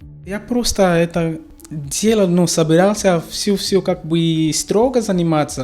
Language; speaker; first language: Russian; non-native, learner; Portuguese